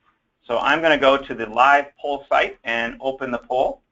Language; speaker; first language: English; native; English